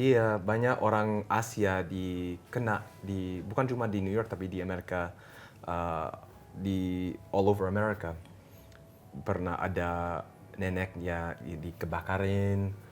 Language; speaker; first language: Indonesian; early bilingual, heritage; English